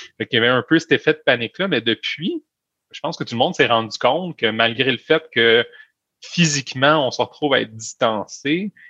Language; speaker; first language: French; native; French